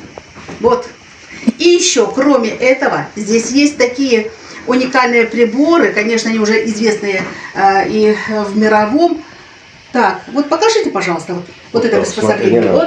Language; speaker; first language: Russian; native; Russian